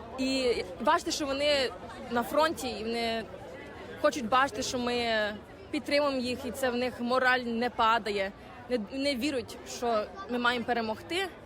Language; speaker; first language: Ukrainian; early bilingual, heritage; Ukrainian